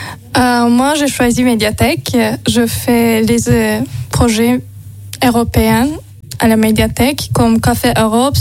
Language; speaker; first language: French; non-native, learner; Azerbaijani